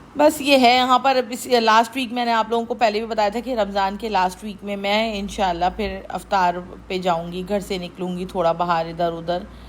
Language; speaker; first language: Urdu; native; Urdu